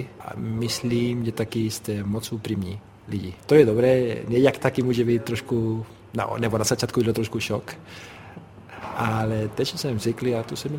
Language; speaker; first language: Czech; non-native, fluent; Spanish